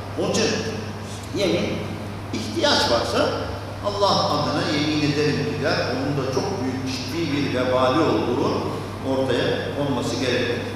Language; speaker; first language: Turkish; non-native, fluent; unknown